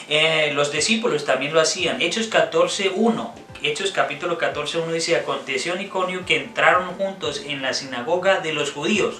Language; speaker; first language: Spanish; native; Spanish